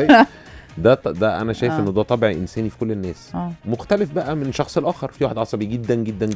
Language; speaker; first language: Arabic; native; Arabic